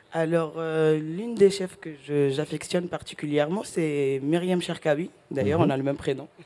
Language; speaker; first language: French; early bilingual, other home language; Spanish